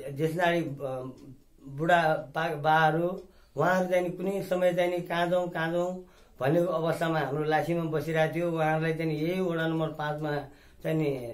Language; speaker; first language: Nepali; non-native, local second language; Newari